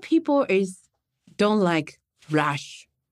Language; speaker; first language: English; non-native, learner; Japanese